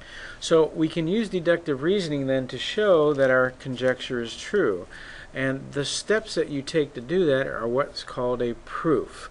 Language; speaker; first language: English; native; English